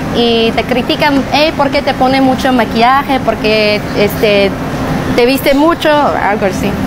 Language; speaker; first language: Spanish; non-native, fluent; Chinese